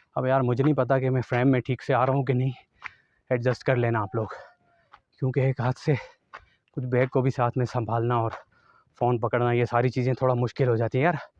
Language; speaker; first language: Urdu; non-native, local second language; Northern Hindko